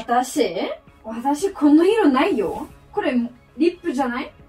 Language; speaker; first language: Japanese; non-native, fluent; English